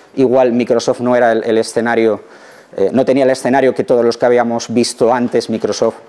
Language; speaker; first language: Spanish; native; Spanish